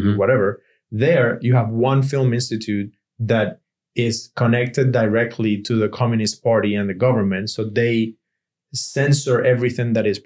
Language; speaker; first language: English; non-native, fluent; Spanish